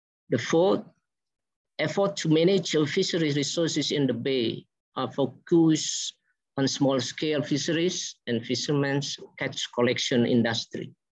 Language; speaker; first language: English; non-native, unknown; Indonesian